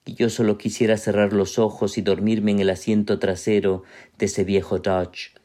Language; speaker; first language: Spanish; native; Spanish